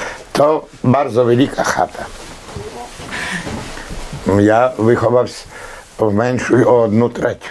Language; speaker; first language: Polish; non-native, local second language; Belarusian